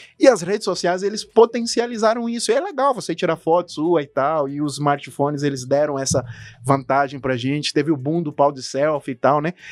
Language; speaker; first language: Portuguese; non-native, fluent; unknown